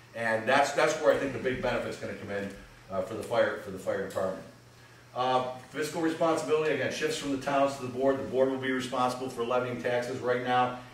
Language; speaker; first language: English; native; English